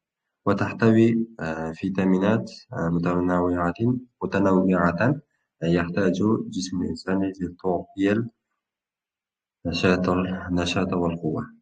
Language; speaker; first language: Arabic; non-native, fluent; Uzbek